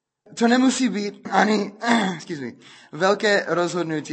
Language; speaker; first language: Czech; non-native, fluent; English